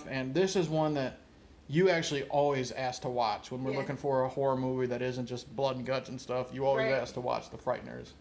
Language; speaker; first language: English; native; English